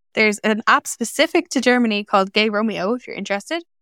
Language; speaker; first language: English; native; English